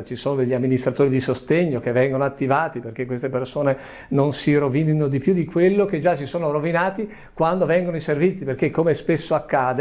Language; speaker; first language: Italian; native; Italian